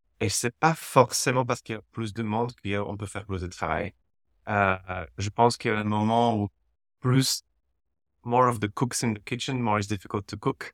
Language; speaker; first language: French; non-native, fluent; Slovak